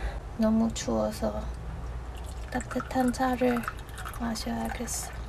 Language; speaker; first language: Korean; non-native, fluent; Chinese